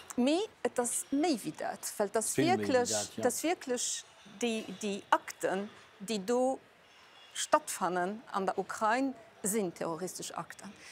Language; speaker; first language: Luxembourgish; early bilingual, other home language; Portuguese